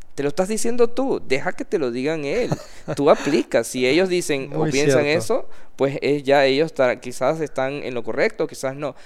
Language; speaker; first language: Spanish; native; Spanish